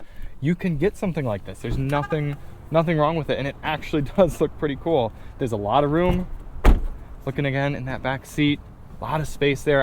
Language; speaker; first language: English; native; English